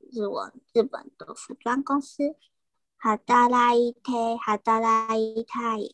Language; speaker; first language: Chinese; native; Chinese